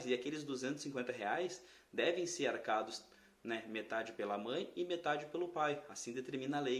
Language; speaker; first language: Portuguese; native; Portuguese